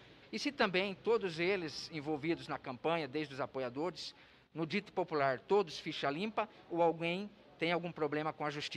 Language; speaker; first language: Portuguese; native; Portuguese